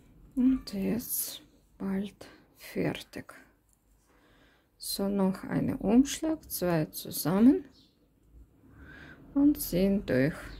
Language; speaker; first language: German; non-native, learner; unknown